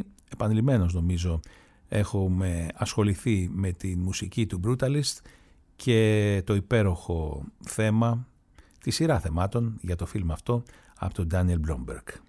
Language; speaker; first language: Greek; native; Greek